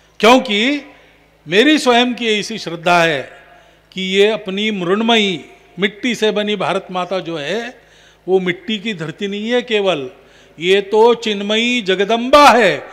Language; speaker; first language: Hindi; non-native, local second language; Marathi